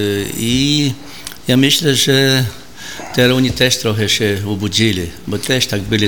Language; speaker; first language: Polish; early bilingual, heritage; Polish